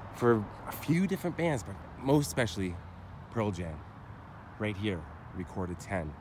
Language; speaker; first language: English; native; English